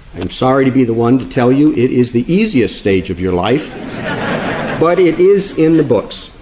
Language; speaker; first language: English; native; English